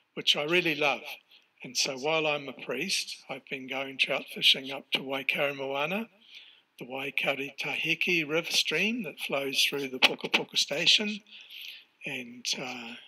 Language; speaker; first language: English; native; English